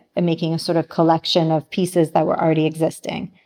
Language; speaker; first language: English; native; English